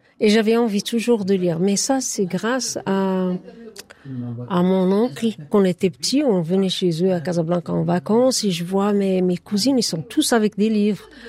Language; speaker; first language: French; non-native, fluent; Arabic